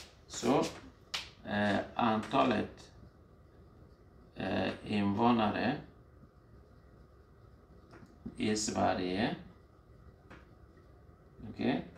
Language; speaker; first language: Swedish; non-native, fluent; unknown